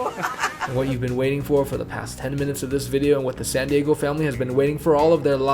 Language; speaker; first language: English; early bilingual, other home language; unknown